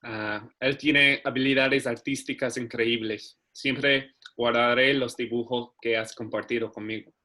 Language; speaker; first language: Spanish; non-native, learner; English